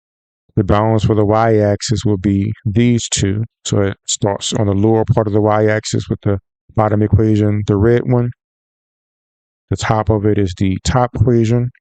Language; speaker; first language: English; native; English